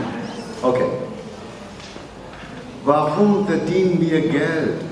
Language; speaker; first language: German; non-native, learner; Somali